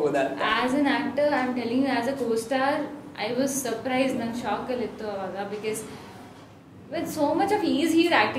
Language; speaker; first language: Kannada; non-native, fluent; Hindi